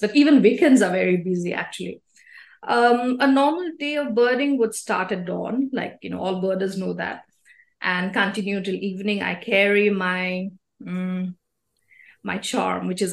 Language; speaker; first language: English; non-native, local second language; Assamese